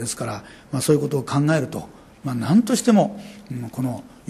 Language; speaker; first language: Japanese; native; Japanese